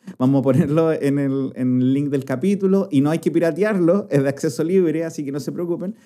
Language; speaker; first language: Spanish; native; Spanish